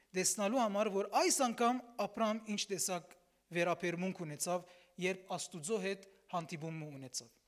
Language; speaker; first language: Armenian; early bilingual, heritage; Armenian